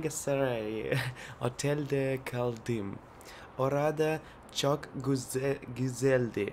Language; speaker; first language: Turkish; non-native, learner; Russian